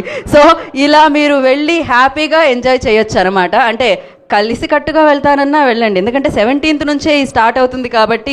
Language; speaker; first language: Telugu; native; Telugu